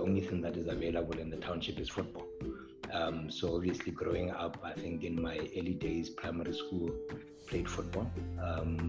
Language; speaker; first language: English; non-native, local second language; Tswana